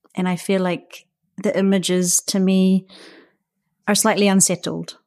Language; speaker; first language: English; native; English